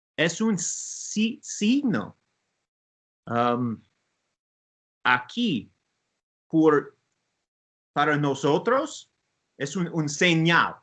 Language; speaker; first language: Spanish; non-native, learner; English